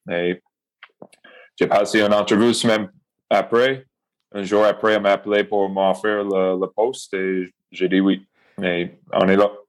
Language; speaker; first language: French; non-native, local second language; English